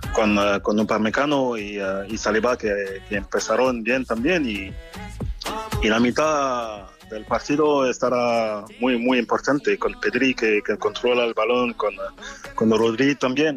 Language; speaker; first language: Spanish; non-native, fluent; French